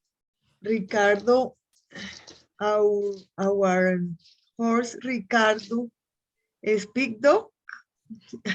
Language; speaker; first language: English; non-native, learner; Spanish